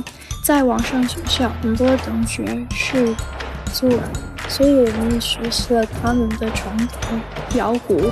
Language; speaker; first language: Chinese; non-native, learner; English